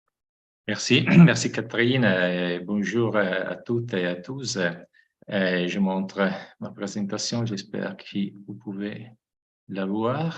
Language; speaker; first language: French; non-native, fluent; Italian